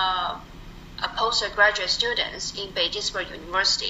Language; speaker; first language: English; non-native, learner; Chinese